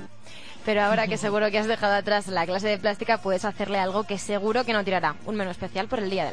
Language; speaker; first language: Spanish; native; Spanish